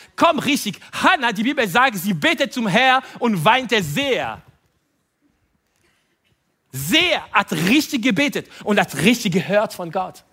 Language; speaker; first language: German; non-native, fluent; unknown